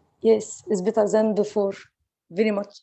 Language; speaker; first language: English; non-native, learner; Arabic